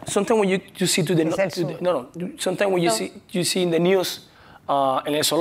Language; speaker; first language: English; non-native, learner; Spanish